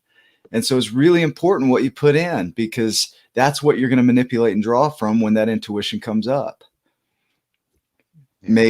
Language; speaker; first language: English; native; English